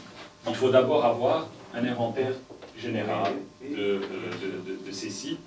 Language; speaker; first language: French; native; French